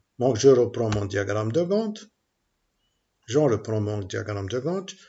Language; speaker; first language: French; non-native, local second language; Arabic